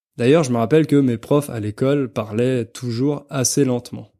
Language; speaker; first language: French; native; French